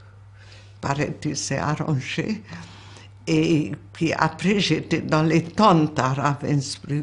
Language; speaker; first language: French; non-native, fluent; Hungarian